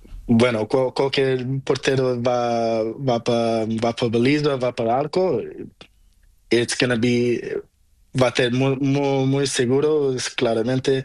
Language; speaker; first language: Spanish; non-native, learner; Portuguese